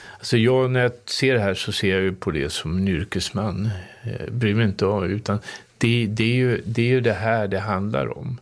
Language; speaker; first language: Swedish; native; Swedish